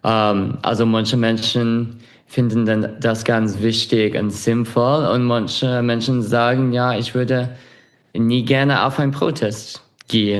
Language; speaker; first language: German; non-native, fluent; English